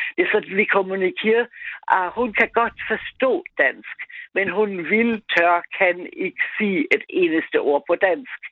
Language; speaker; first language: Danish; non-native, fluent; German